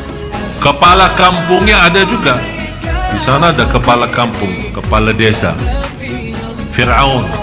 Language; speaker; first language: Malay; non-native, fluent; Arabic